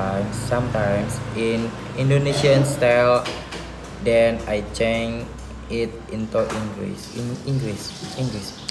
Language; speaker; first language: English; non-native, learner; Indonesian